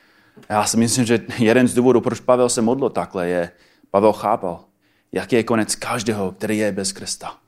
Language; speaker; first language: Czech; non-native, fluent; English